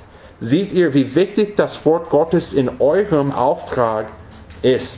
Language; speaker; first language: German; non-native, fluent; English